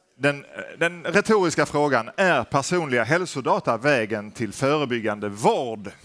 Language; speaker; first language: Swedish; native; Swedish